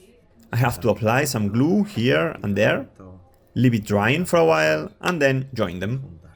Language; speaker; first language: English; non-native, fluent; Spanish